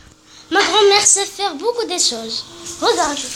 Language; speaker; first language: French; non-native, learner; Arabic